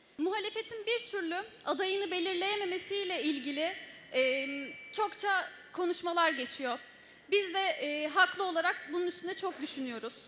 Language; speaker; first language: Turkish; native; Turkish